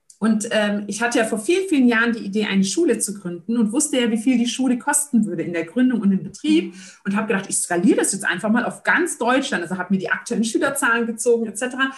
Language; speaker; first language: German; early bilingual, other home language; Turkish